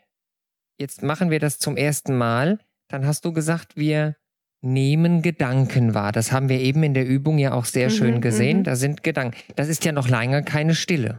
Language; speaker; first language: German; native; German